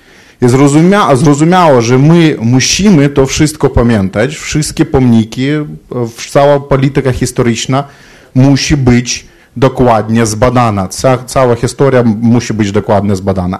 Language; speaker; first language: Polish; non-native, fluent; Ukrainian